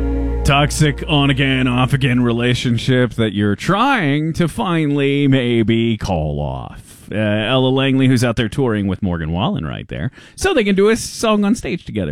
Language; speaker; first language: English; native; English